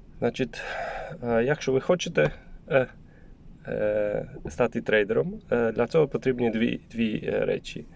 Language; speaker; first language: Ukrainian; non-native, learner; Polish